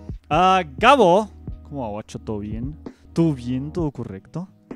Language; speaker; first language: Spanish; native; Spanish